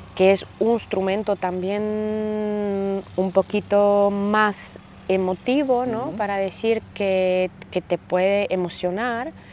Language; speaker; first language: Spanish; non-native, fluent; Slovak